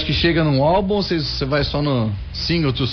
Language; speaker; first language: Portuguese; native; Portuguese